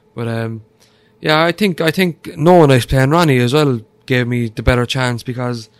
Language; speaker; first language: English; native; English